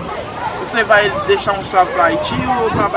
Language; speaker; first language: Portuguese; non-native, learner; Haitian Creole